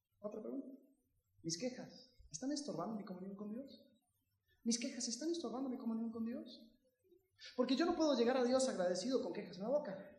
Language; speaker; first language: Spanish; early bilingual, heritage; Spanish